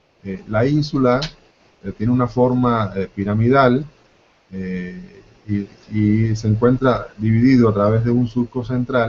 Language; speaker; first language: Spanish; native; Spanish